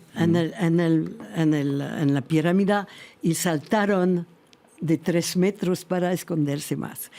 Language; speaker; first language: Spanish; non-native, fluent; French